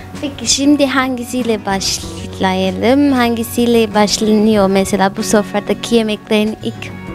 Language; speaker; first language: Turkish; non-native, fluent; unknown